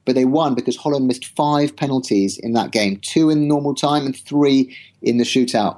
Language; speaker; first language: English; native; English